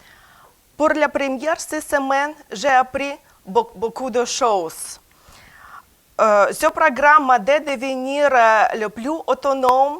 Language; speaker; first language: French; non-native, learner; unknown